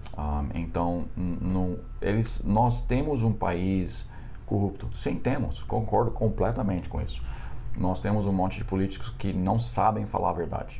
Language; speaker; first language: Portuguese; non-native, fluent; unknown